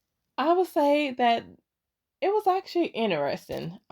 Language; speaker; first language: English; native; English